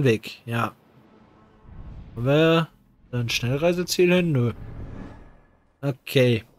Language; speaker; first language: German; native; German